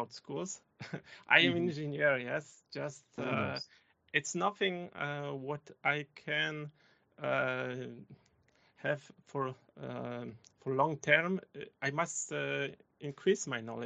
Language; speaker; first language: English; non-native, learner; Polish